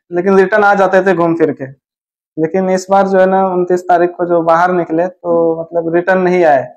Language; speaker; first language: Hindi; native; Hindi